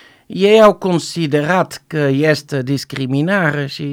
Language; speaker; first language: Romanian; non-native, fluent; Dutch